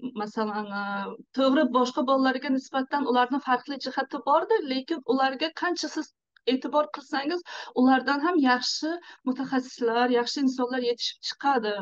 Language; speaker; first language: Uzbek; non-native, local second language; Tajik